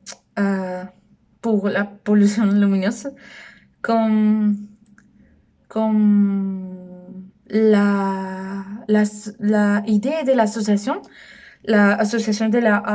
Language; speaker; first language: French; non-native, learner; Spanish